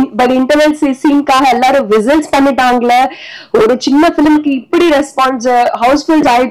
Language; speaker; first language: Tamil; non-native, learner; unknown